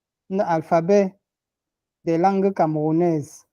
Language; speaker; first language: French; non-native, local second language; Ghomala